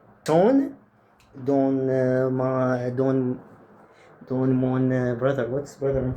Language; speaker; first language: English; non-native, fluent; Arabic